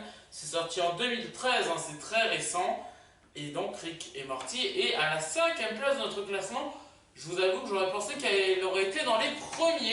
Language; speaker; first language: French; native; French